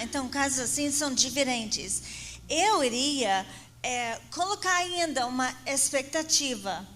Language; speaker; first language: Portuguese; non-native, fluent; English